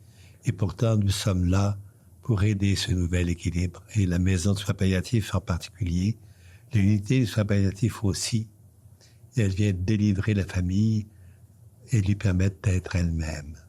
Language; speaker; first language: French; native; French